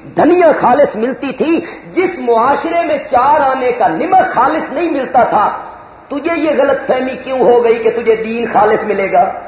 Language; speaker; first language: Urdu; non-native, local second language; Punjabi